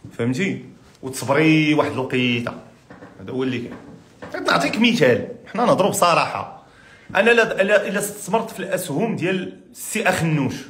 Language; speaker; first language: Arabic; native; Arabic